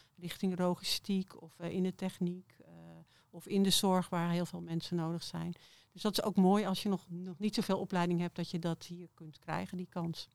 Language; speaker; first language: Dutch; native; Dutch